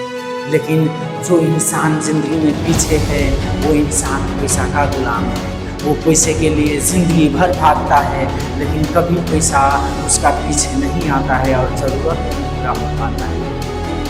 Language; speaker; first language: Hindi; non-native, local second language; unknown